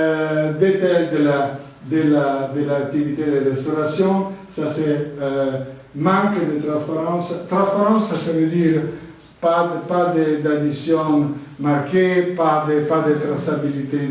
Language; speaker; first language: French; non-native, learner; Italian